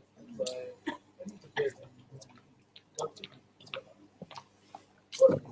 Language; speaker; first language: English; non-native, learner; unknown